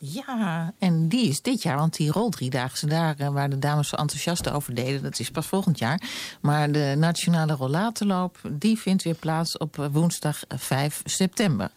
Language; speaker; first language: Dutch; native; Dutch